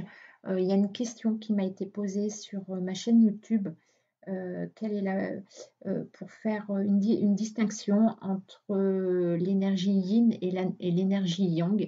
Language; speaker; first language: French; native; French